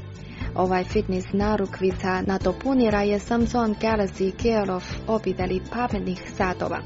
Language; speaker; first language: Croatian; non-native, fluent; Chinese